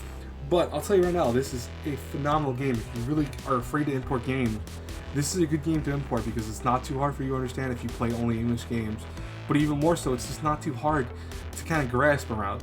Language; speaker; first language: English; native; English